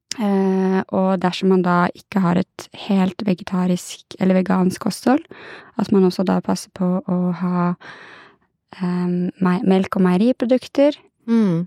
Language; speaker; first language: Norwegian; native; Norwegian